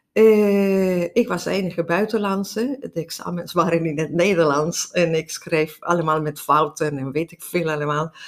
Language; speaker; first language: Dutch; non-native, fluent; Spanish